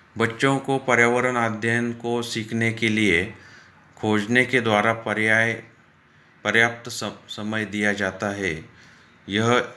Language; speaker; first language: Hindi; non-native, local second language; Marathi